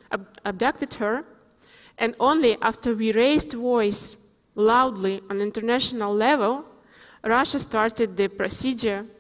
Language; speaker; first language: English; non-native, fluent; Ukrainian